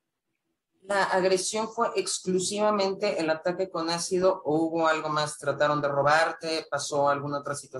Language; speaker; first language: Spanish; native; Spanish